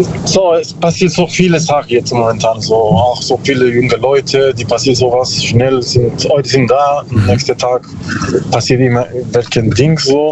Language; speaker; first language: German; non-native, learner; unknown